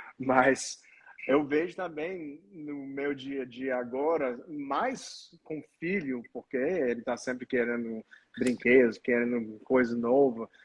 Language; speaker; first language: Portuguese; non-native, fluent; English